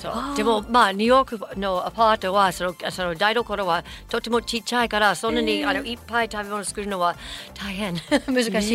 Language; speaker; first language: Japanese; non-native, fluent; English